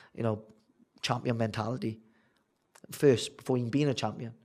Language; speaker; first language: English; native; English